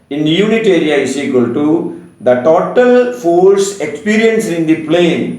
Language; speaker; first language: English; non-native, local second language; Malayalam